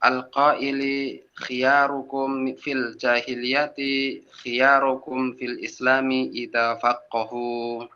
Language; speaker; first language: Arabic; non-native, learner; Indonesian